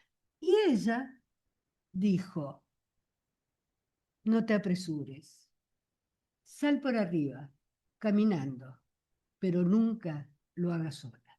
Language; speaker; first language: Spanish; native; Spanish